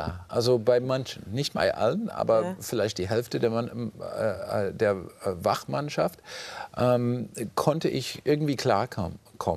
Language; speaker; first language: German; non-native, fluent; English